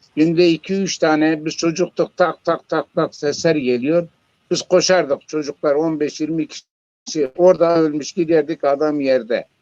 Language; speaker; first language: Turkish; non-native, local second language; Zaza